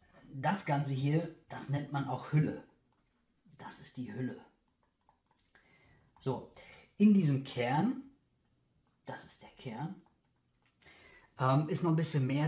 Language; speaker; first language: German; native; German